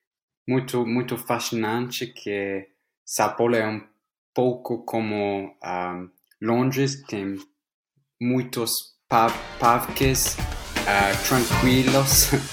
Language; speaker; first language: Portuguese; non-native, fluent; English